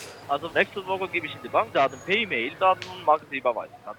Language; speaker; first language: German; non-native, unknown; Italian